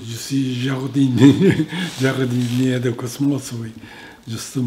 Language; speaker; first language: French; non-native, fluent; Japanese